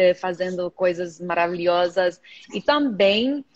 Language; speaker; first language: Portuguese; non-native, fluent; English